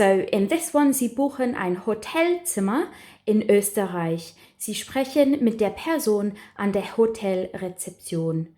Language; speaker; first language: German; non-native, fluent; English